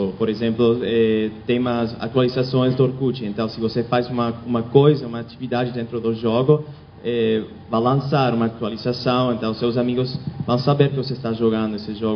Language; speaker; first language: Portuguese; non-native, fluent; Spanish